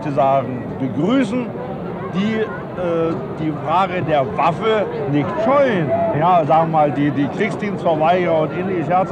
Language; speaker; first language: German; native; German